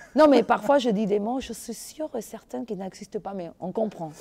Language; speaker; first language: French; non-native, fluent; Spanish